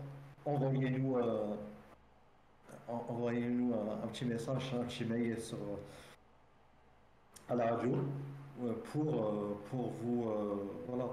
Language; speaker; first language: French; native; French